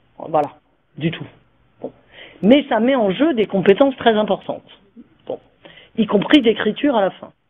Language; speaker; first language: French; native; French